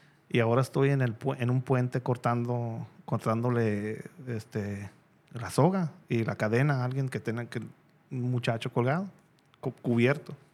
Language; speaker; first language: Spanish; native; Spanish